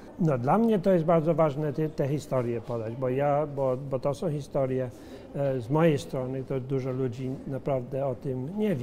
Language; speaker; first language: Polish; early bilingual, heritage; Polish